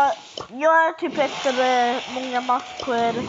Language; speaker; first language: Swedish; early bilingual, other home language; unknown